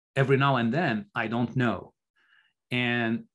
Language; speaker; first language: English; non-native, fluent; Arabic